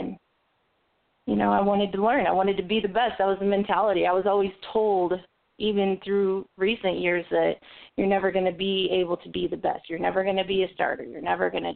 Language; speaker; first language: English; native; English